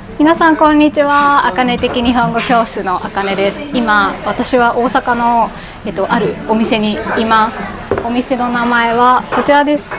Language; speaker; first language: Japanese; native; Japanese